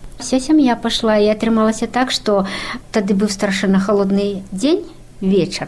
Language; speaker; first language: Belarusian; native; Belarusian